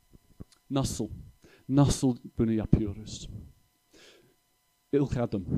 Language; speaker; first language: Turkish; non-native, fluent; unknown